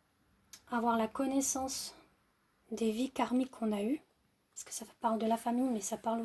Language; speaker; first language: French; native; French